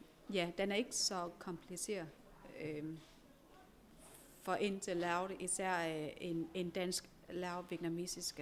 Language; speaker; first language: Danish; non-native, fluent; Vietnamese